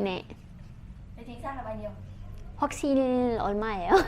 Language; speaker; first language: Korean; non-native, learner; Vietnamese